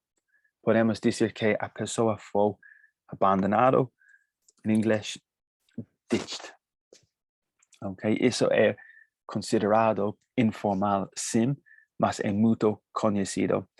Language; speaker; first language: Portuguese; non-native, fluent; Spanish